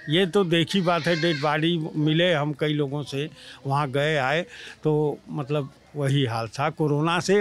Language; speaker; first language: Hindi; native; Hindi